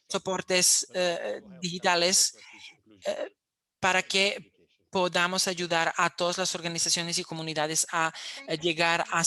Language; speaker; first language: Spanish; non-native, fluent; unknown